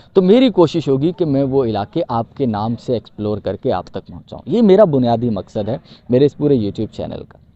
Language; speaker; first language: Urdu; native; Urdu